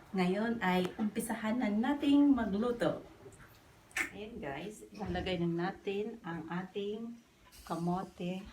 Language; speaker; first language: Filipino; non-native, local second language; Bikol